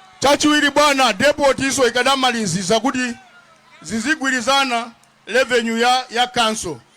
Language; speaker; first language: Nyanja; non-native, local second language; Tumbuka